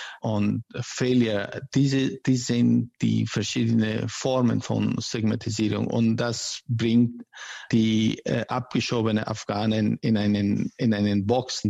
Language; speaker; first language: German; non-native, learner; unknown